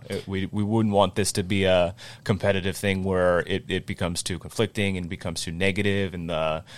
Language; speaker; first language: English; native; English